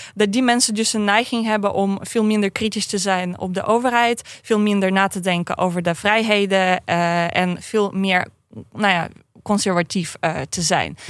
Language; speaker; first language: Dutch; non-native, fluent; Russian